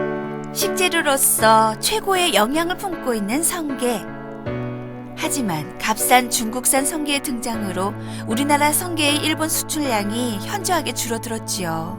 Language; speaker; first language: Korean; native; Korean